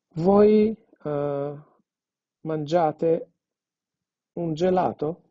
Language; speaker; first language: Italian; non-native, fluent; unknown